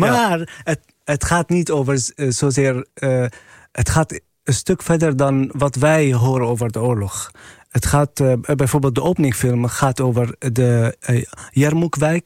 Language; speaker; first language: Dutch; non-native, fluent; Arabic